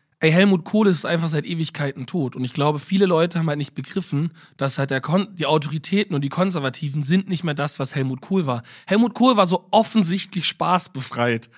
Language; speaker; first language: German; native; German